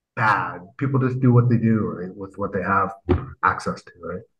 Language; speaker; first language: English; native; English